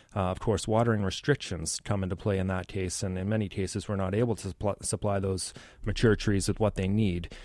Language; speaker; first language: English; native; English